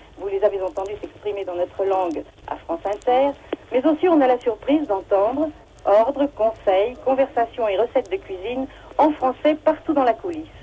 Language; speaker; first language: French; native; French